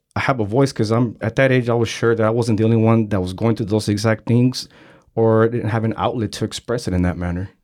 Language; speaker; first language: English; native; English